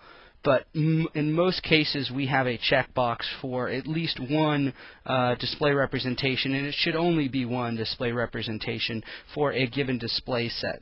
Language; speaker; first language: English; native; English